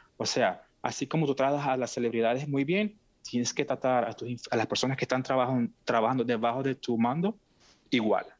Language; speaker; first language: Spanish; native; Spanish